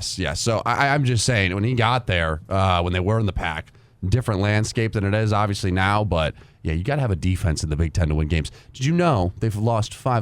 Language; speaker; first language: English; native; English